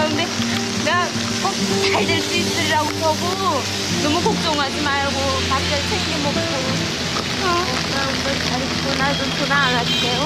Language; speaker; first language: Korean; non-native, local second language; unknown